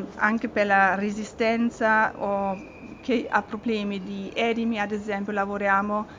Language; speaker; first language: Italian; non-native, fluent; German